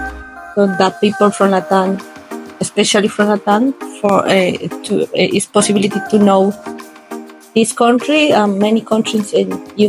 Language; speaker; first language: English; non-native, learner; Spanish